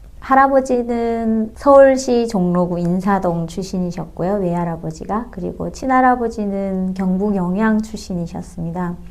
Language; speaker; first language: Korean; native; Korean